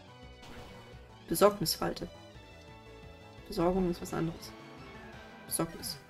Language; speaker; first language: German; native; German